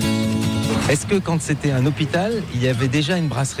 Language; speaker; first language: French; native; French